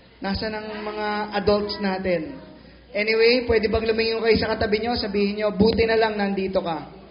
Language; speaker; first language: Filipino; native; Filipino